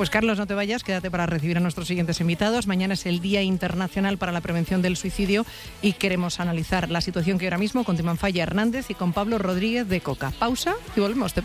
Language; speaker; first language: Spanish; native; Spanish